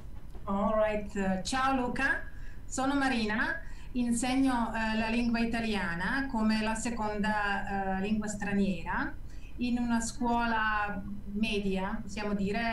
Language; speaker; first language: Italian; non-native, fluent; Serbian